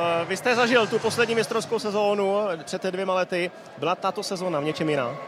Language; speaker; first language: Czech; native; Czech